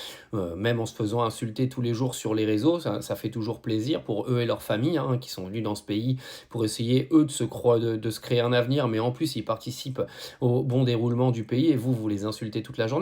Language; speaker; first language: French; native; French